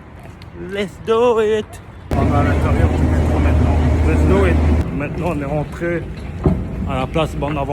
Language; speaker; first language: French; native; French